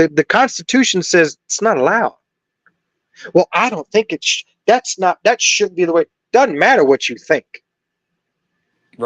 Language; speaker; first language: English; native; English